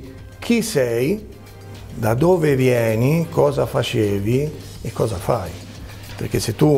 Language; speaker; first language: Italian; native; Italian